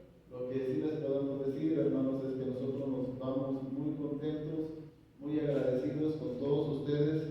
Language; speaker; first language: Spanish; native; Spanish